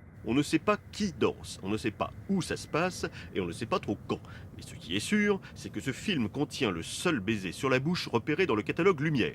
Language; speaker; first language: French; native; French